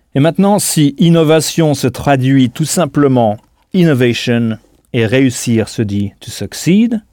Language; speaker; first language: French; native; French